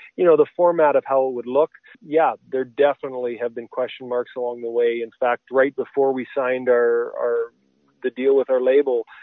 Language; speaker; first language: English; native; English